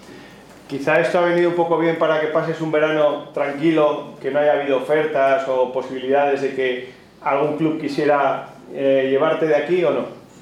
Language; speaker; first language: Spanish; native; Spanish